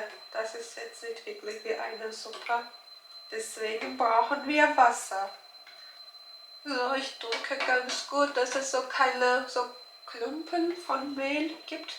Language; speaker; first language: German; non-native, learner; Turkish